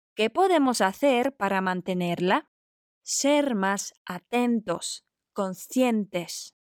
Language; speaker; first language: Spanish; non-native, fluent; Polish